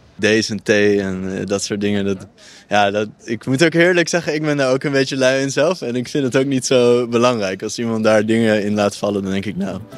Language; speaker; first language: Dutch; native; Dutch